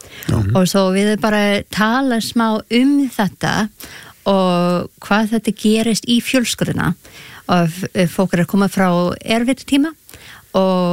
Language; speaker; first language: Icelandic; non-native, learner; English